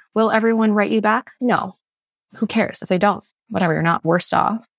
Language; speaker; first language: English; non-native, fluent; Chinese